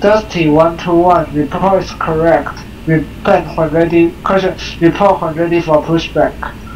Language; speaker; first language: English; non-native, fluent; Chinese